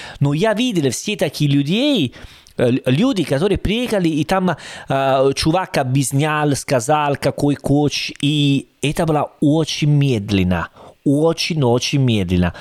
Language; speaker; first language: Russian; non-native, learner; Italian